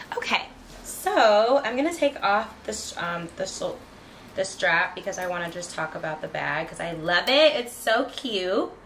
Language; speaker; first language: English; native; English